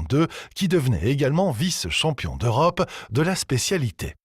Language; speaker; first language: French; native; French